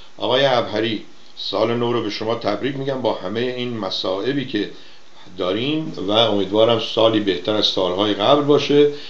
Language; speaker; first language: Persian; native; Persian